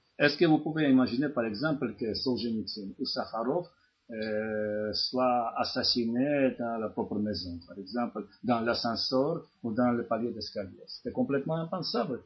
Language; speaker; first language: French; non-native, fluent; Georgian